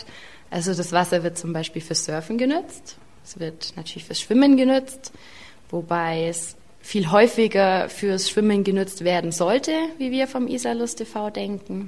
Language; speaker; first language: German; native; German